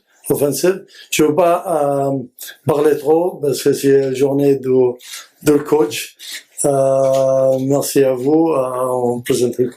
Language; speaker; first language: French; non-native, learner; Arabic